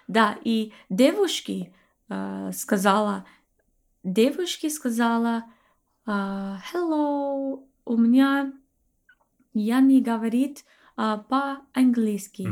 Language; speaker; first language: Russian; non-native, learner; English